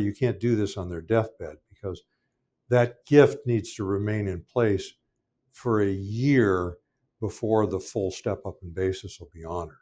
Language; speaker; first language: English; native; English